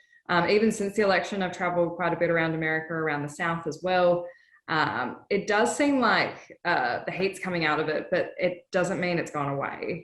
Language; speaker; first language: English; native; English